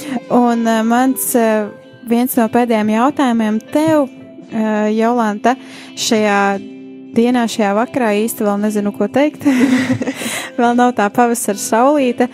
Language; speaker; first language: Latvian; native; Latvian